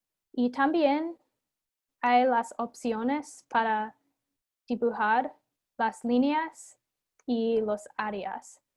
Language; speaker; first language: Spanish; non-native, fluent; English